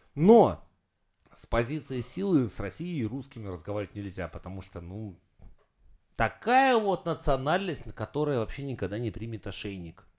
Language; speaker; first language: Russian; native; Russian